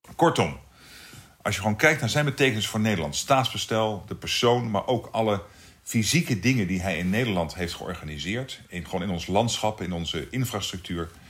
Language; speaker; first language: Dutch; native; Dutch